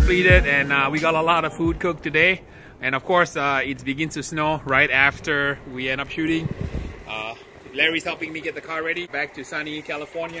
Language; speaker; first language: English; native; English